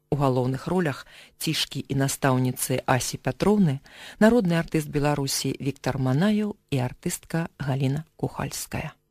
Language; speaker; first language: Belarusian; native; Belarusian